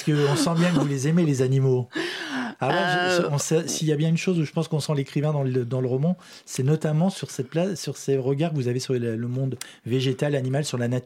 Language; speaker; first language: French; native; French